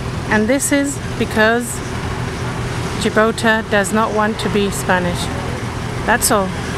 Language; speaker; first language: English; early bilingual, other home language; Spanish